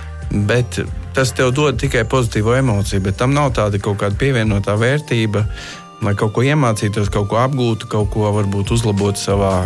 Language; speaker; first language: Latvian; native; Latvian